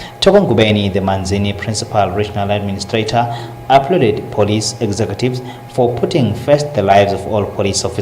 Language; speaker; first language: English; non-native, local second language; Swati